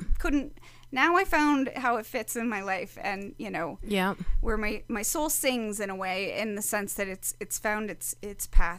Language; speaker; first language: English; native; English